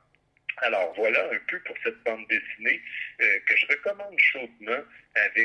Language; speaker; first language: French; native; French